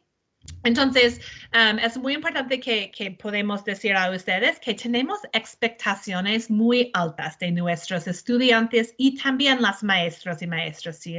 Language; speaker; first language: Spanish; non-native, learner; English